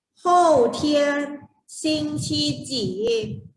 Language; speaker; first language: Chinese; non-native, fluent; Thai